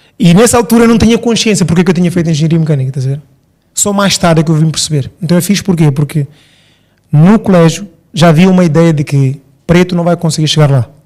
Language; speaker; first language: Portuguese; early bilingual, other home language; Upper Guinea Crioulo